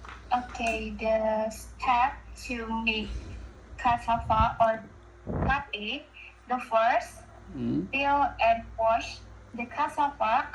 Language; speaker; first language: English; non-native, learner; Indonesian